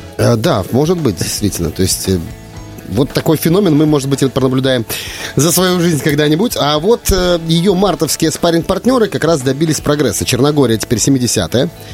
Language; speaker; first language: Russian; native; Russian